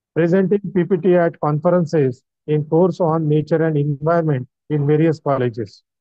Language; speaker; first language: English; non-native, local second language; Marathi